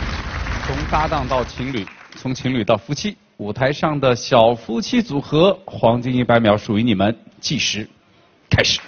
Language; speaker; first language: Chinese; native; Chinese